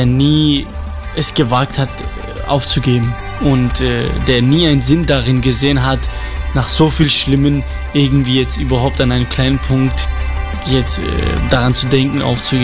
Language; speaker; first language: German; non-native, fluent; Kurdish